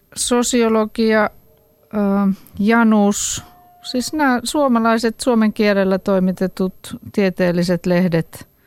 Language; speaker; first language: Finnish; native; Finnish